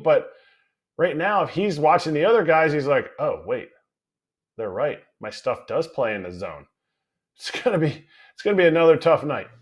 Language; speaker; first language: English; native; English